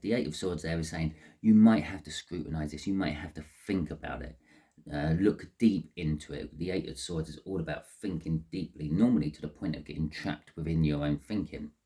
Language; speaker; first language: English; native; English